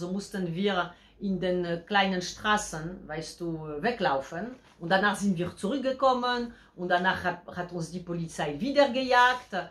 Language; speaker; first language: German; non-native, fluent; Polish